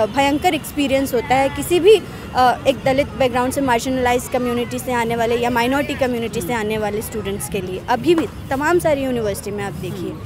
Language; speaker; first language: Hindi; native; Hindi